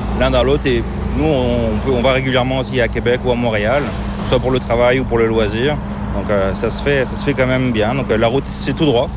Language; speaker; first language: French; native; French